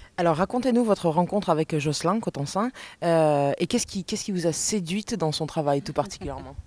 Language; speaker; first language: French; native; French